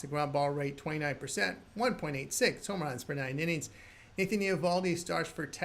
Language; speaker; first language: English; native; English